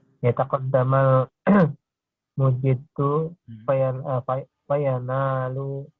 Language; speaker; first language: Arabic; non-native, learner; Indonesian